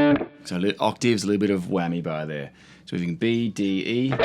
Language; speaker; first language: English; native; English